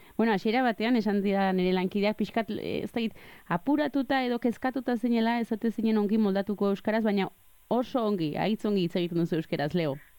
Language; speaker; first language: Basque; native; Basque